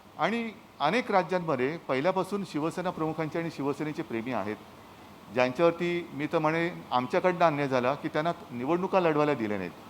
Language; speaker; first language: Marathi; native; Marathi